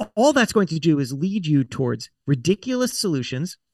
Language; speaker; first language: English; native; English